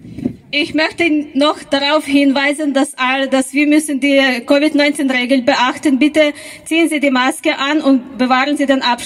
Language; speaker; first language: German; non-native, fluent; Ukrainian